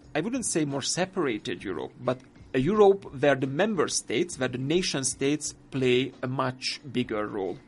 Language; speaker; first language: English; non-native, fluent; Hungarian